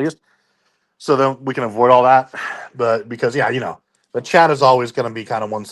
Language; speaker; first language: English; native; English